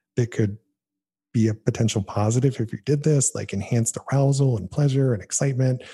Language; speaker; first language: English; native; English